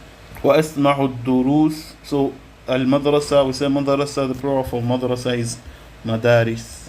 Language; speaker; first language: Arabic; non-native, fluent; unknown